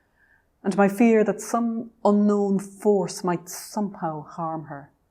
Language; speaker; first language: English; native; English